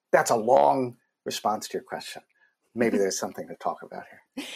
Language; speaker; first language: English; native; English